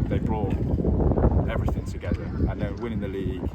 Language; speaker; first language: English; native; English